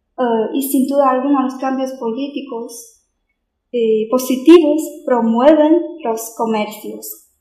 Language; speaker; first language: Spanish; non-native, fluent; Chinese